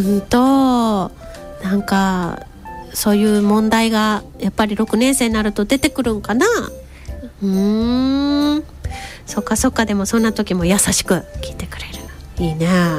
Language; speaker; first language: Japanese; native; Japanese